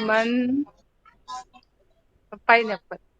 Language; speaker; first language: Persian; non-native, learner; Urdu